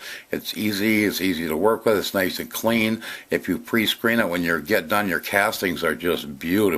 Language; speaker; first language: English; native; English